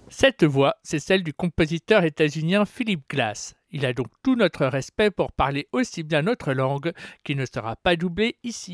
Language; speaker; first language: French; native; French